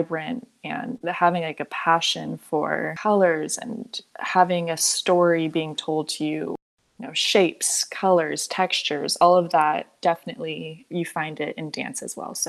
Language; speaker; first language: English; native; English